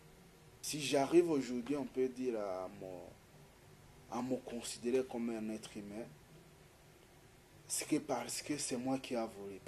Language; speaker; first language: French; non-native, fluent; Kinyarwanda